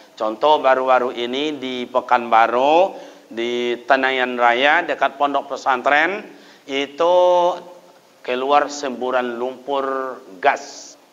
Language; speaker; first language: Malay; non-native, local second language; Minangkabau